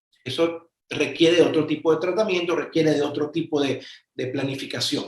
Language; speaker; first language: Spanish; native; Spanish